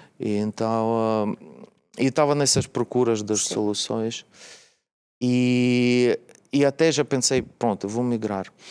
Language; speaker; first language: Portuguese; non-native, fluent; Russian